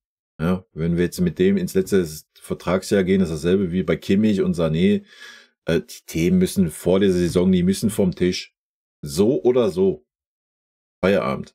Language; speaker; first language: German; native; German